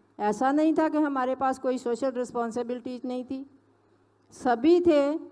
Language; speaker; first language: Hindi; non-native, local second language; Punjabi